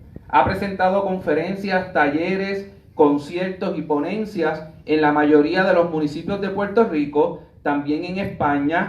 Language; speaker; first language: Spanish; native; Spanish